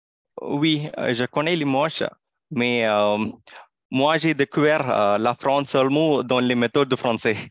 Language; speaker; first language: French; non-native, fluent; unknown